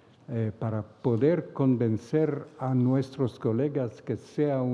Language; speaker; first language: Spanish; non-native, fluent; Hebrew